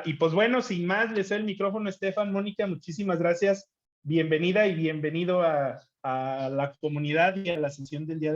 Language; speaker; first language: Spanish; native; Spanish